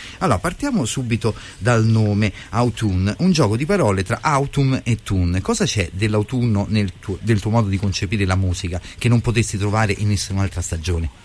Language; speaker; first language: Italian; native; Italian